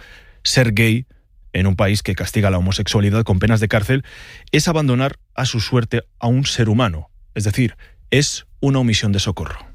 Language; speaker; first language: Spanish; native; Spanish